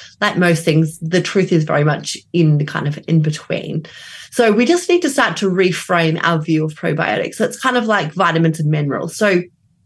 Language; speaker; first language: English; native; English